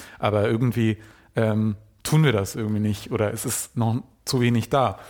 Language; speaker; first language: German; native; German